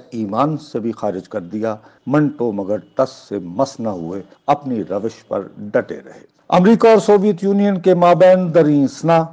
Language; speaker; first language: Urdu; non-native, local second language; Punjabi